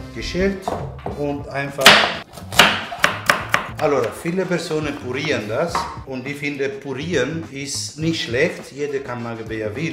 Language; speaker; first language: German; non-native, fluent; Italian